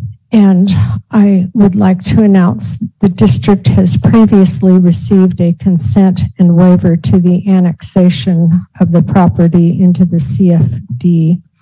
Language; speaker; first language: English; native; English